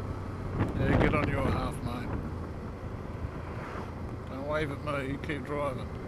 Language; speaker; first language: English; native; English